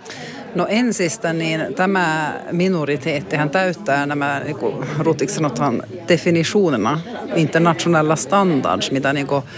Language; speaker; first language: Finnish; non-native, local second language; Swedish